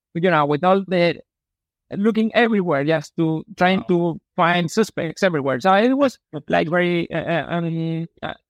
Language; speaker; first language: English; non-native, fluent; Spanish